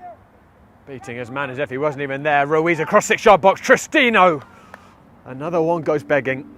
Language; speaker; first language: English; native; English